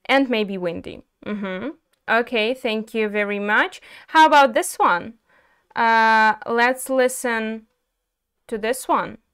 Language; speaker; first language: English; non-native, fluent; Ukrainian